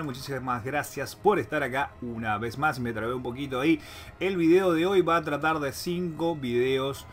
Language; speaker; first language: Spanish; native; Spanish